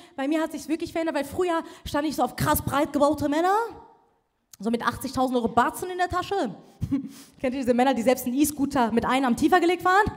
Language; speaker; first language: German; early bilingual, other home language; Persian